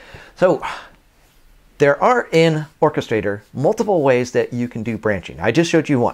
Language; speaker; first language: English; native; English